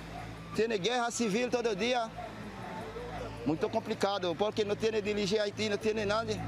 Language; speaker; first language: Portuguese; non-native, learner; Haitian Creole